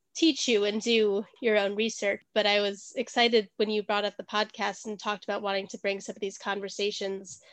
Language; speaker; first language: English; native; English